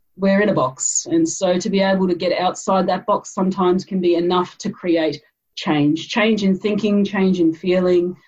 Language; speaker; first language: English; native; English